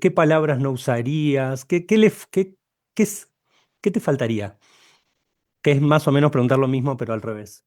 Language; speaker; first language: Spanish; native; Spanish